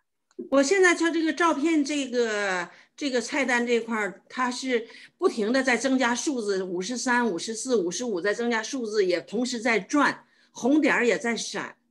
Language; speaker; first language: Chinese; native; Chinese